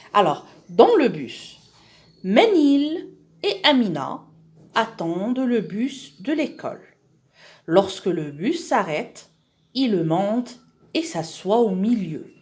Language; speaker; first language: French; non-native, local second language; Arabic